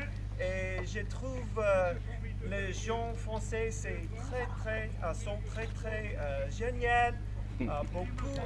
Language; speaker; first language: French; non-native, learner; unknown